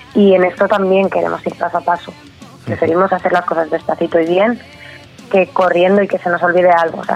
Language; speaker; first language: Spanish; native; Spanish